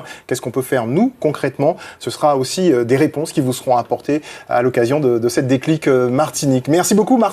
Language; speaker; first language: French; native; French